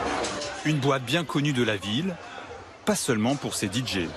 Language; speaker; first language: French; native; French